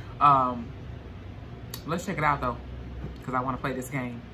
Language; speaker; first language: English; native; English